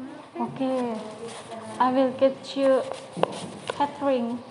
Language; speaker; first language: English; non-native, learner; Indonesian